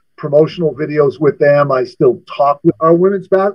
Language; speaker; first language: English; native; English